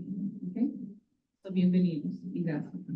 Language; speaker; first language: Spanish; early bilingual, heritage; Spanish